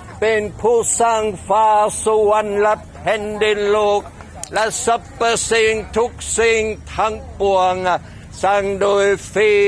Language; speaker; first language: Thai; non-native, fluent; English